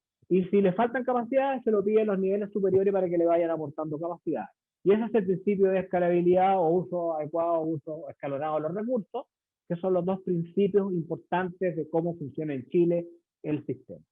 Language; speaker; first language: Spanish; native; Spanish